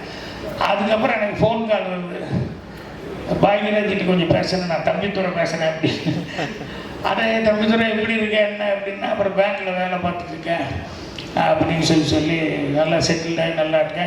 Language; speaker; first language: Tamil; native; Tamil